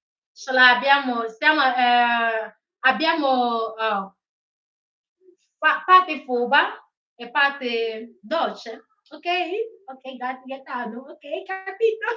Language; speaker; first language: Italian; non-native, learner; Igbo